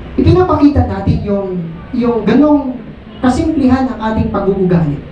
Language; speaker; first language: Filipino; native; Filipino